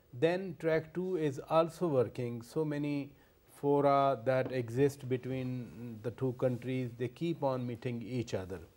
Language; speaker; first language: English; non-native, local second language; Urdu